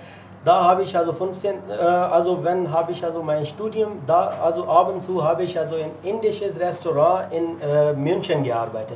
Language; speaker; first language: German; non-native, learner; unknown